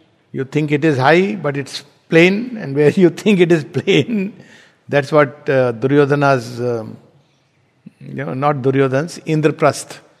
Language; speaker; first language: English; non-native, local second language; Hindi